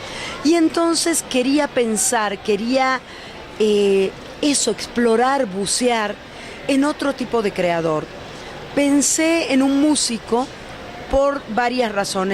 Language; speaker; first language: Spanish; native; Spanish